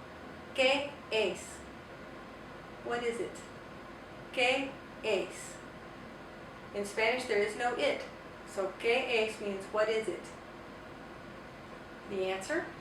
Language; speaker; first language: Spanish; non-native, fluent; English